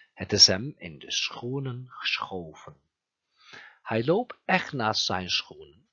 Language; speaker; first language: Dutch; non-native, fluent; Turkish